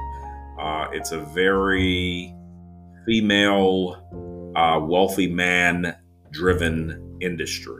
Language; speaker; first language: English; native; English